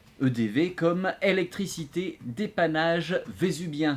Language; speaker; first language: French; native; French